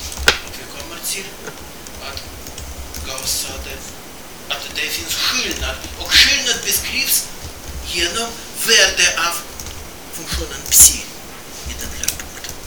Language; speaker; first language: Swedish; non-native, fluent; Russian